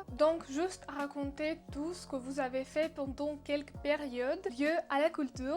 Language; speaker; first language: French; non-native, learner; Russian